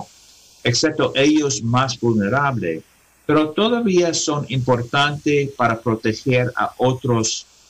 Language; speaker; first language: Spanish; non-native, learner; English